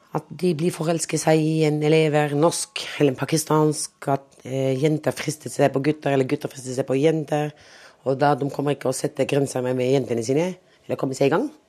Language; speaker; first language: Norwegian; non-native, local second language; Romany